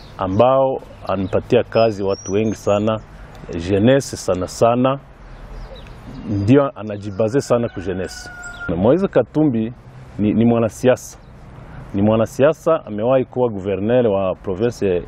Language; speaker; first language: Swahili; native; Swahili